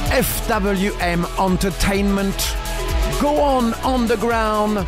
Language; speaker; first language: English; non-native, fluent; French